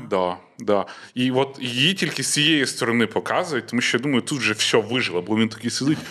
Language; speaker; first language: Ukrainian; native; Ukrainian